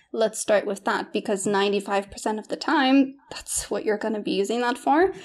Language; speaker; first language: English; non-native, fluent; Polish